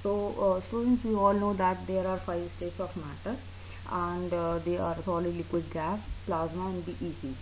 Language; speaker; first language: English; non-native, local second language; Hindi